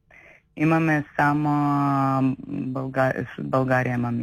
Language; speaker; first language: Bulgarian; non-native, learner; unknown